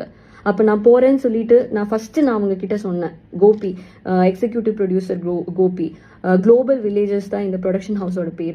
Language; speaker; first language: Tamil; non-native, local second language; Malayalam